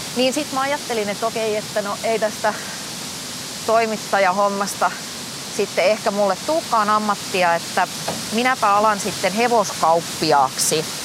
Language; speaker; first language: Finnish; native; Finnish